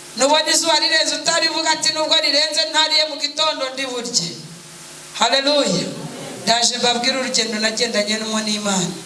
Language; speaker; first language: Kinyarwanda; native; Kinyarwanda